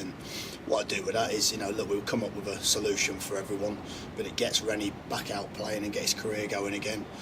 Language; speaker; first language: English; native; English